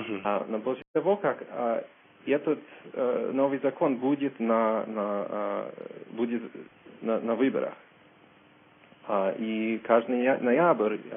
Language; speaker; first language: Russian; non-native, learner; English